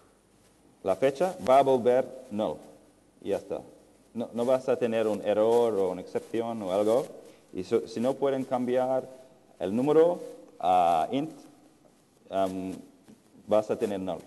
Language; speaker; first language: Spanish; non-native, fluent; English